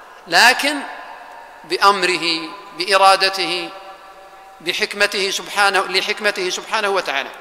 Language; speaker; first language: Arabic; native; Arabic